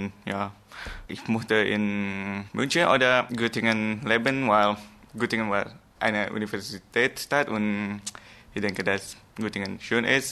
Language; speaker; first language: German; non-native, learner; Indonesian